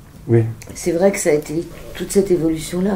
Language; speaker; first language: French; native; French